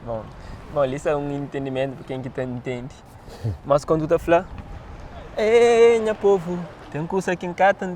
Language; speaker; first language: Portuguese; non-native, local second language; Kabuverdianu